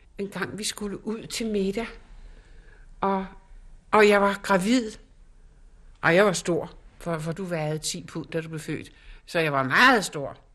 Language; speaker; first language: Danish; native; Danish